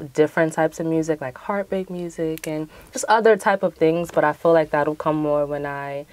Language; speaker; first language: English; native; English